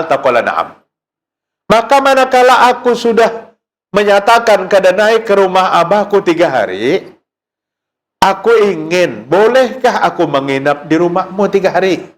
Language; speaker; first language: Indonesian; non-native, local second language; Banjar